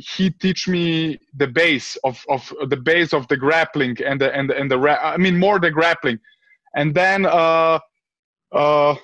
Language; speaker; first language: English; early bilingual, other home language; Serbian